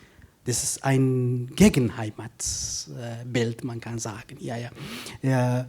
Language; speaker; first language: German; non-native, fluent; Kurdish